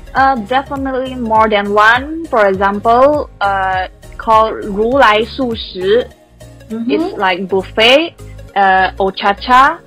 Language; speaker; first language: English; non-native, local second language; Chinese